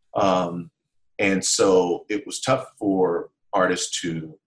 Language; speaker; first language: English; native; English